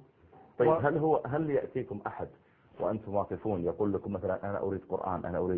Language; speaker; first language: Arabic; native; Arabic